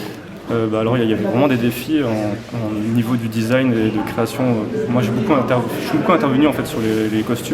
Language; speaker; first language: French; native; French